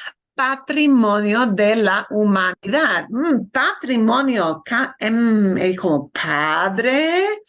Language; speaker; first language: Spanish; non-native, fluent; English